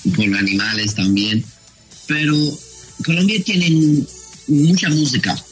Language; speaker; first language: Spanish; non-native, learner; English